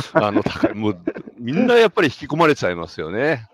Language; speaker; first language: Japanese; native; Japanese